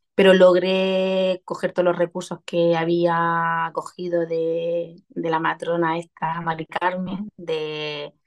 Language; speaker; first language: Spanish; native; Spanish